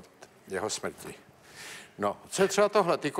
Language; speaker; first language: Czech; native; Czech